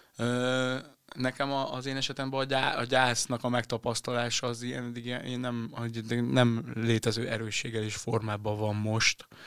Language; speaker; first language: Hungarian; native; Hungarian